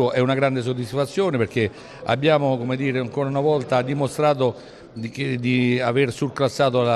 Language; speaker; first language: Italian; native; Italian